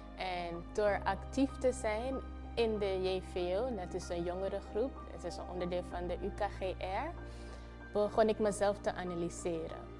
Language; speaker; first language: Dutch; non-native, local second language; Papiamento